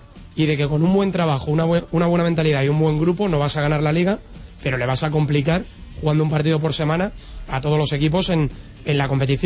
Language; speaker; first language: Spanish; native; Spanish